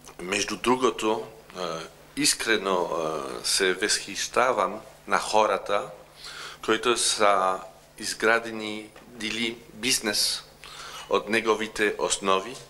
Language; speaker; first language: Bulgarian; non-native, learner; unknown